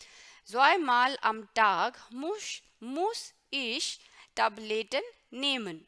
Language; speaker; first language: German; non-native, fluent; Hindi